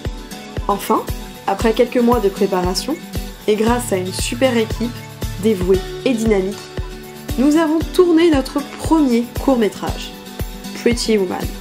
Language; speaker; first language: French; native; French